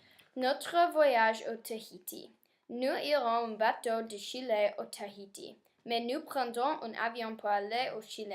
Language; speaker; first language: French; non-native, learner; English